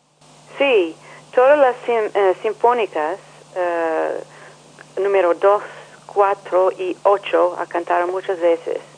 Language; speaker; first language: Spanish; non-native, learner; English